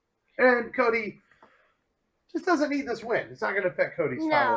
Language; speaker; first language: English; native; English